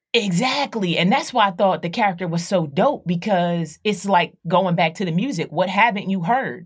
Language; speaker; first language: English; native; English